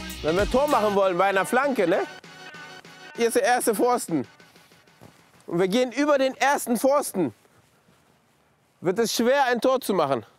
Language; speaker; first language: German; native; German